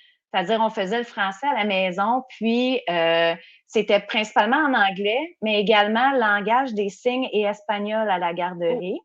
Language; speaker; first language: French; native; French